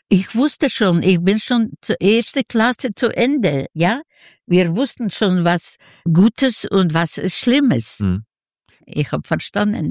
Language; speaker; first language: German; non-native, learner; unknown